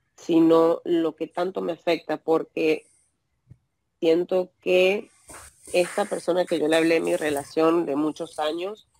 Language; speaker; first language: Spanish; native; Spanish